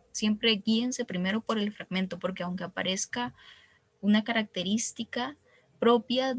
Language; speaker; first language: Spanish; native; Spanish